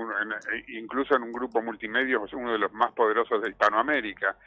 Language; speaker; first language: Spanish; native; Spanish